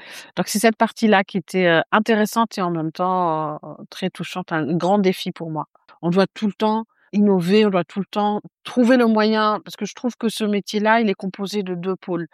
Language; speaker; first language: French; non-native, local second language; Arabic